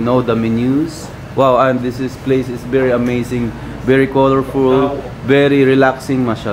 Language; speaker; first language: English; non-native, learner; Filipino